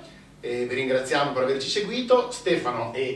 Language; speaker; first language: Italian; native; Italian